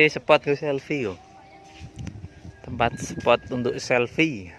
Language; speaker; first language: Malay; non-native, local second language; Javanese